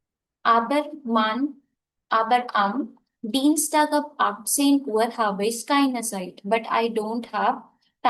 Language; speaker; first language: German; non-native, fluent; Hindi